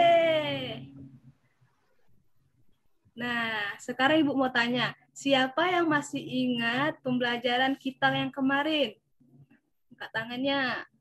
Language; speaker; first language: Indonesian; native; Indonesian